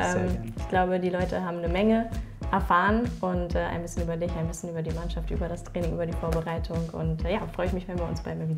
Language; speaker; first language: German; native; German